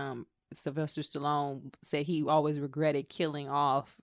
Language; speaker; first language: English; native; English